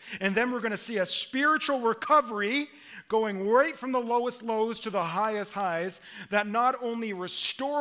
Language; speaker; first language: English; native; English